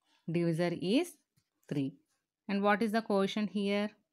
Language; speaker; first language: English; non-native, local second language; Telugu